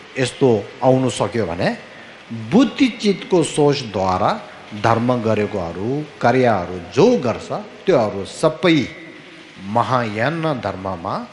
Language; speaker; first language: Nepali; non-native, fluent; Tibetan